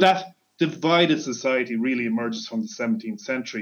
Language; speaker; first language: English; native; English